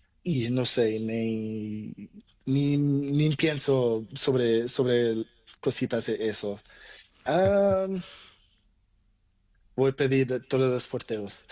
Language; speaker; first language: Spanish; non-native, learner; Portuguese